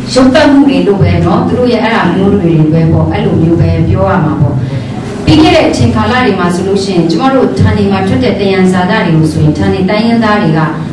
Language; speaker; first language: Burmese; non-native, local second language; Kachin